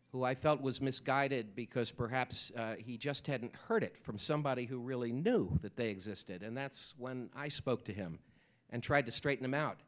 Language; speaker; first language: English; native; English